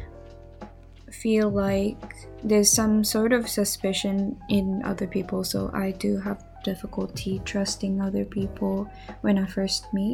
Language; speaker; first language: English; non-native, fluent; Japanese